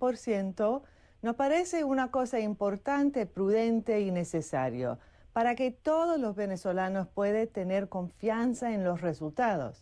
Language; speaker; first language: Spanish; non-native, fluent; English